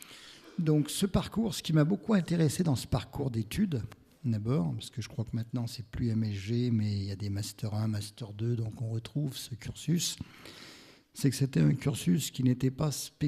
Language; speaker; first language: French; native; French